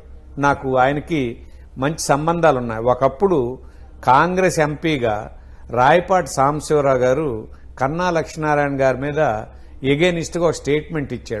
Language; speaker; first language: Telugu; native; Telugu